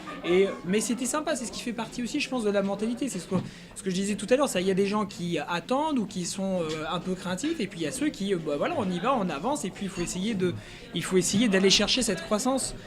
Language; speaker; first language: French; native; French